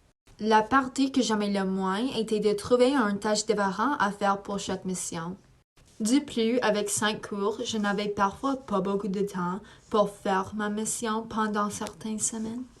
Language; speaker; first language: French; non-native, learner; English